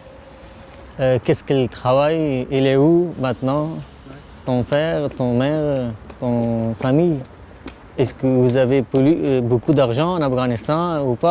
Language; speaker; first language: French; non-native, learner; Persian